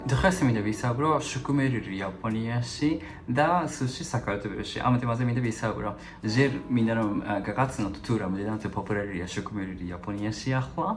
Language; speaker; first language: Georgian; non-native, fluent; Japanese